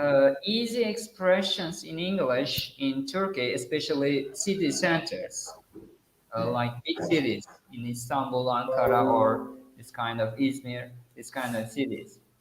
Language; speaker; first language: English; non-native, fluent; Uzbek